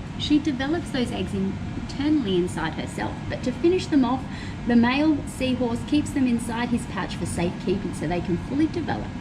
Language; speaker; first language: English; native; English